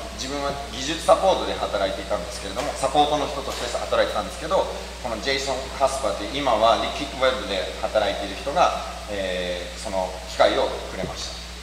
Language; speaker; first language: Japanese; native; Japanese